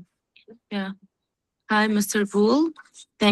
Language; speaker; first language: English; non-native, learner; Arabic